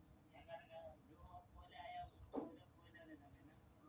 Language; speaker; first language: Hindi; non-native, learner; Indonesian